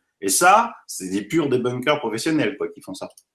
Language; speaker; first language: French; native; French